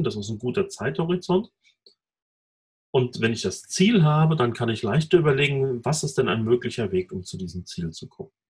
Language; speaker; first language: German; native; German